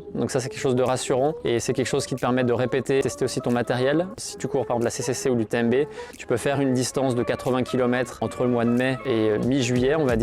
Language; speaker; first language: French; native; French